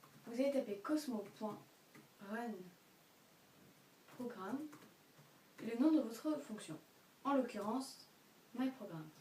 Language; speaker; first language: French; native; French